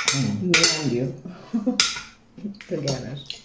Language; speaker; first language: English; non-native, learner; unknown